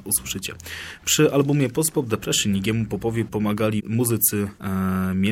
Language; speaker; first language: Polish; native; Polish